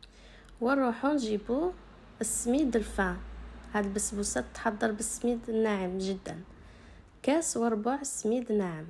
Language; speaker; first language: Arabic; native; Arabic